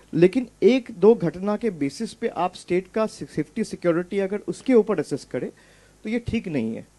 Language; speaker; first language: Hindi; non-native, local second language; Bangla